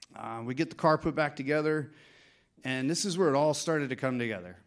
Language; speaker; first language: English; native; English